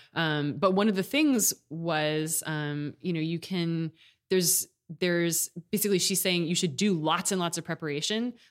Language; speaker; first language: English; native; English